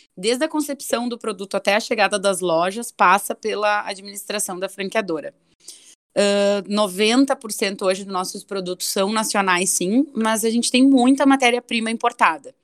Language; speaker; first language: Portuguese; native; Portuguese